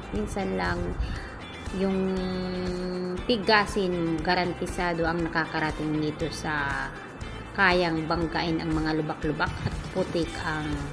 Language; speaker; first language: Filipino; non-native, local second language; Bikol